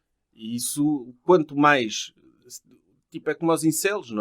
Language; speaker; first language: Portuguese; native; Portuguese